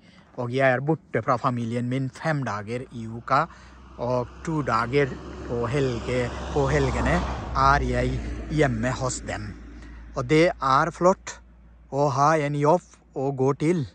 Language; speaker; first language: Norwegian; non-native, fluent; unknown